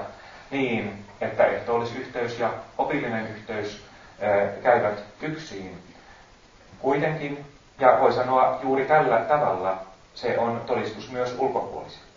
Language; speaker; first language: Finnish; native; Finnish